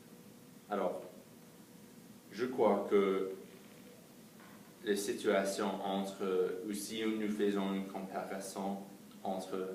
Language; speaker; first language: French; non-native, fluent; English